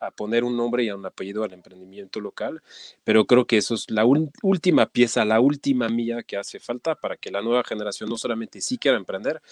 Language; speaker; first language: Spanish; non-native, fluent; French